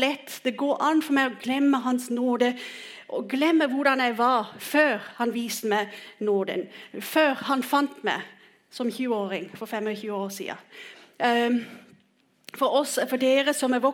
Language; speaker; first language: Norwegian; non-native, fluent; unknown